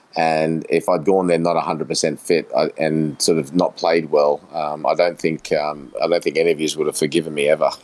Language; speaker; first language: English; native; English